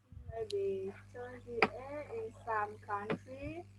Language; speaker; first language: English; non-native, learner; Vietnamese